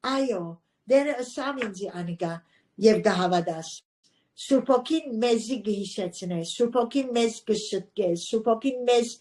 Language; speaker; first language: Armenian; early bilingual, heritage; Armenian